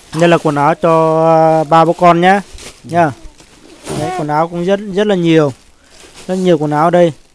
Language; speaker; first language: Vietnamese; non-native, local second language; Hmong